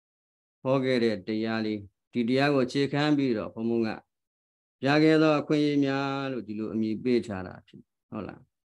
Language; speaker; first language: Burmese; native; Burmese